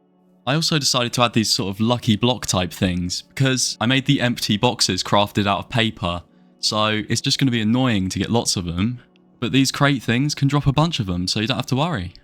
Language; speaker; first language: English; native; English